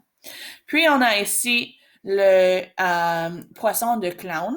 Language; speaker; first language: French; non-native, learner; English